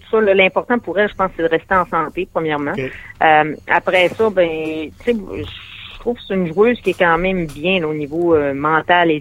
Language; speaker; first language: French; native; French